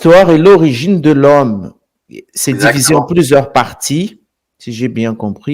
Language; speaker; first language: French; non-native, fluent; Portuguese